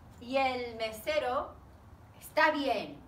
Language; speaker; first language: Spanish; non-native, fluent; English